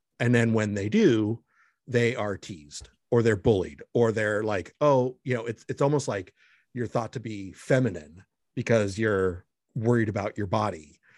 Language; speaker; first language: English; early bilingual, other home language; Spanish